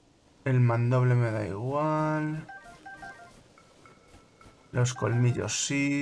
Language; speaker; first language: Spanish; native; Spanish